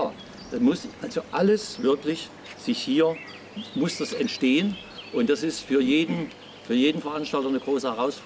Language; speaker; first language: German; native; German